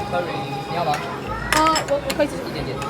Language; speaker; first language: Chinese; non-native, learner; Korean